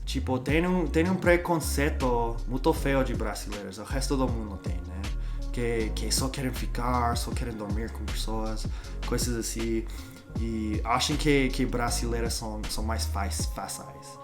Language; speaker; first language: Portuguese; non-native, learner; English